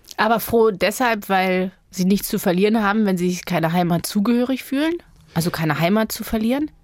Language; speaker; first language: German; native; German